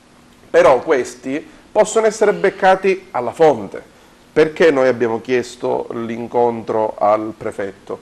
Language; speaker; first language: Italian; native; Italian